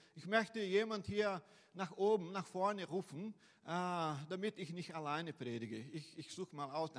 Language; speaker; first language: German; non-native, fluent; Portuguese